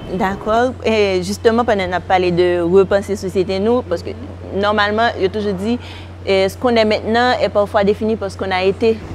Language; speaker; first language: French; non-native, local second language; Haitian Creole